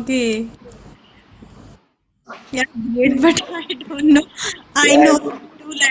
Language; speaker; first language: English; non-native, learner; Hindi